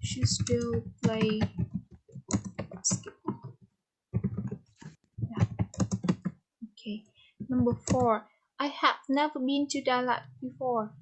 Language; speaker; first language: English; non-native, fluent; Vietnamese